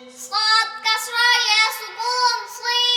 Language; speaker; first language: Arabic; non-native, learner; Bangla